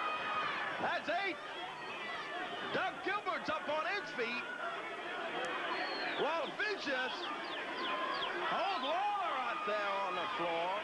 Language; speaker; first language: English; native; English